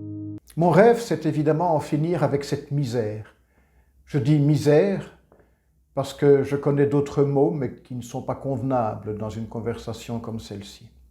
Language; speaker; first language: French; native; French